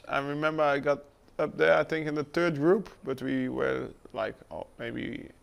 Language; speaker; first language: English; non-native, fluent; Dutch